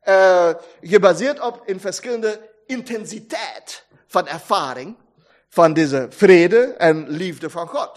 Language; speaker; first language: Dutch; non-native, fluent; German